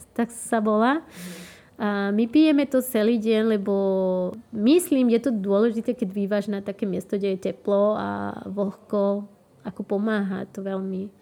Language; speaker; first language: Slovak; non-native, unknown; Spanish